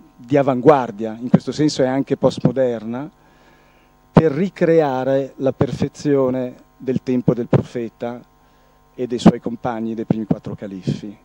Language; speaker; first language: Italian; non-native, fluent; Arabic